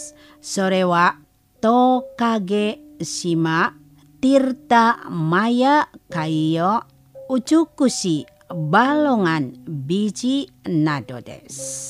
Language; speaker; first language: Japanese; non-native, fluent; Indonesian